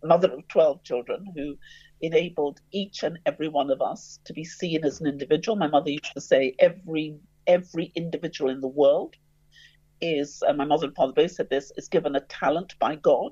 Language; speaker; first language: English; native; English